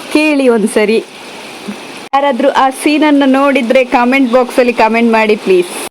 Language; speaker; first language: Kannada; non-native, local second language; Tulu